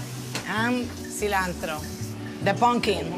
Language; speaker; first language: English; non-native, learner; Spanish